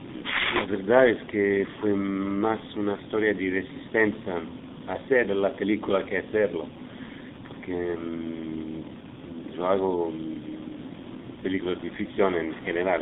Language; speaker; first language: Spanish; non-native, fluent; English